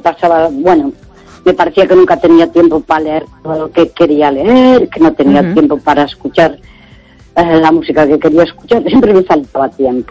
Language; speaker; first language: Spanish; native; Spanish